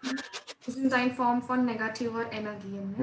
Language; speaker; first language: German; non-native, learner; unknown